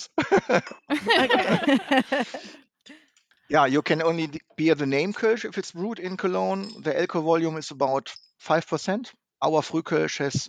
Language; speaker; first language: English; non-native, fluent; German